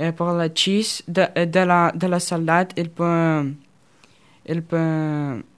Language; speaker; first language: French; non-native, learner; Russian